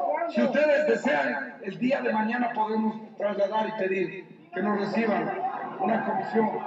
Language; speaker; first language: Spanish; native; Spanish